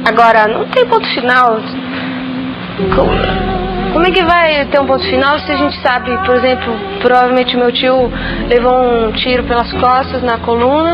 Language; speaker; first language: Portuguese; native; Portuguese